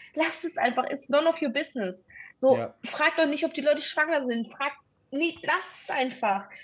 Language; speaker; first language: German; early bilingual, other home language; Italian